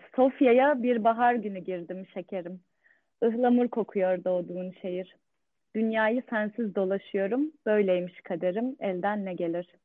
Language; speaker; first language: Turkish; native; Turkish